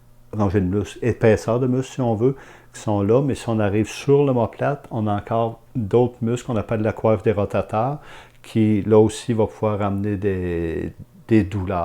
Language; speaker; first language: French; native; French